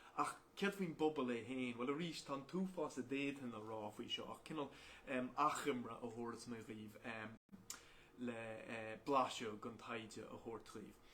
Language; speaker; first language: Irish; non-native, local second language; English